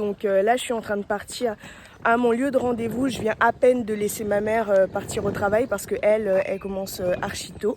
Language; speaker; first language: French; early bilingual, other home language; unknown